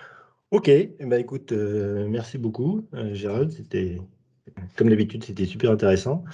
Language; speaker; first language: French; native; French